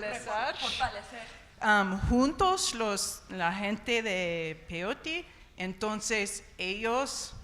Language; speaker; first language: Spanish; non-native, learner; English